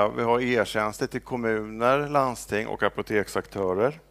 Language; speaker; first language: Swedish; native; Swedish